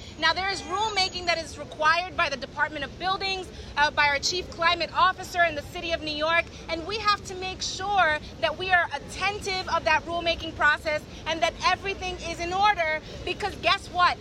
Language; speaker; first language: English; early bilingual, other home language; Spanish